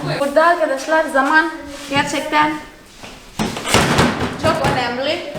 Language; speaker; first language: Turkish; non-native, fluent; Portuguese